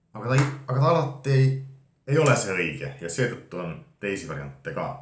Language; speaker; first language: Estonian; non-native, fluent; Finnish